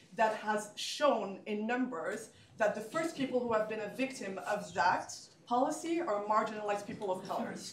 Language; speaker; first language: English; non-native, fluent; French